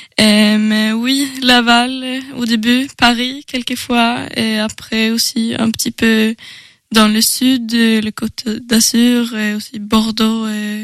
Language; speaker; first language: French; non-native, learner; Swedish